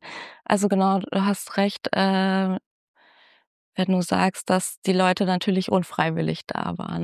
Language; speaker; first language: German; native; German